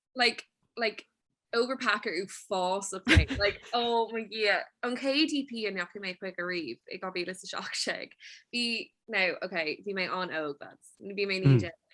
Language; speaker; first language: Irish; non-native, local second language; English